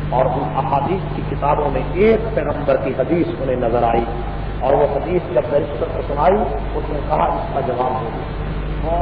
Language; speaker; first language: Urdu; non-native, local second language; Punjabi